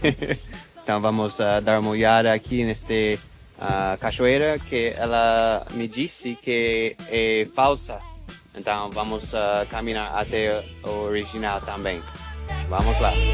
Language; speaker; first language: Portuguese; non-native, fluent; English